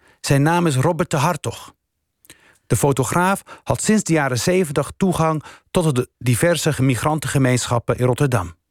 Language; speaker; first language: Dutch; early bilingual, other home language; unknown